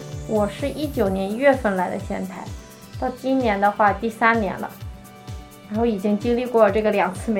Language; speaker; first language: Chinese; native; Chinese